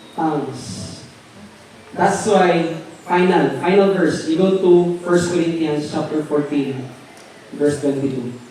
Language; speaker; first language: Cebuano; non-native, local second language; Hiligaynon